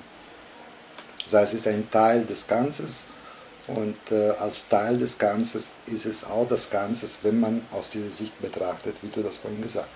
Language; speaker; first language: German; non-native, fluent; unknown